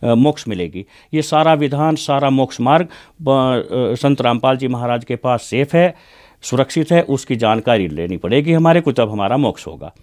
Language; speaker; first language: Hindi; native; Hindi